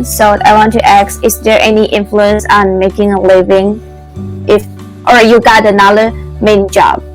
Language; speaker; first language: English; non-native, learner; Chinese